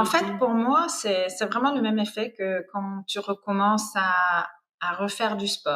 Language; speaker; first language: French; non-native, fluent; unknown